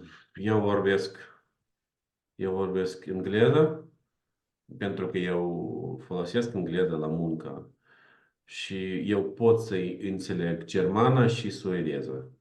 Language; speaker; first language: Romanian; non-native, learner; Ukrainian